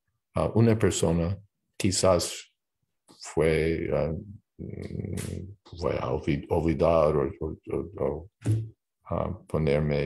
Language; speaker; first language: Spanish; non-native, learner; English